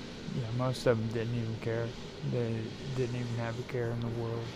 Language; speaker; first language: English; native; English